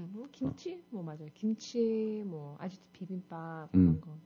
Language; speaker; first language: Korean; non-native, learner; English